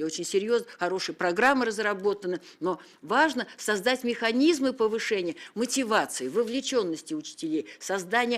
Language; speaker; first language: Russian; native; Russian